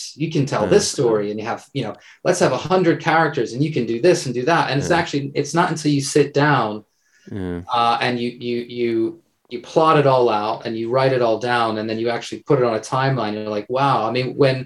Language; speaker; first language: English; native; English